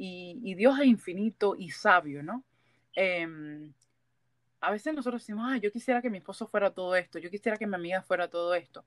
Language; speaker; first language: Spanish; early bilingual, heritage; Spanish